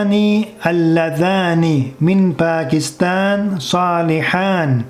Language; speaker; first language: Arabic; non-native, fluent; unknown